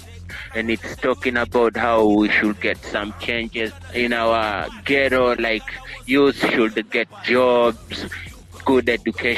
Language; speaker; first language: English; non-native, local second language; Giryama